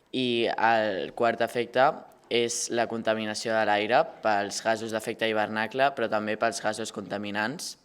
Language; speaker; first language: Catalan; native; Catalan